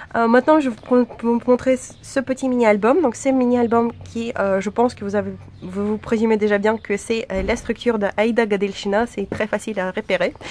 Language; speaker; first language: French; non-native, fluent; Russian